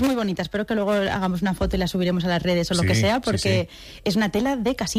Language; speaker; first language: Spanish; native; Spanish